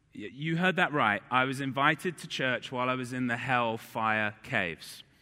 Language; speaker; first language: English; native; English